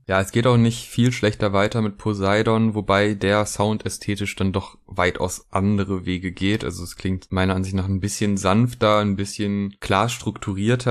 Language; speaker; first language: German; native; German